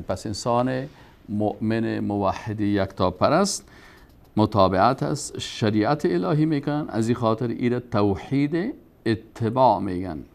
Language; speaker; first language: Persian; native; Persian